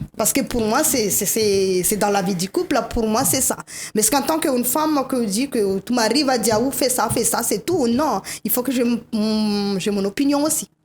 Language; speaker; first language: French; non-native, local second language; Malagasy